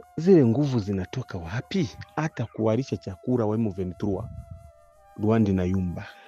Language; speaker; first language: Swahili; non-native, local second language; Kinyarwanda